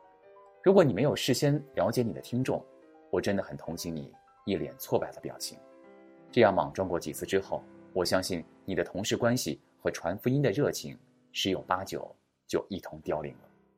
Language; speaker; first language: Chinese; native; Chinese